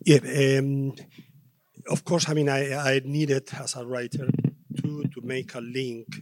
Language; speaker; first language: English; non-native, learner; Spanish